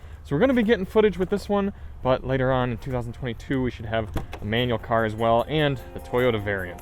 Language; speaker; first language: English; native; English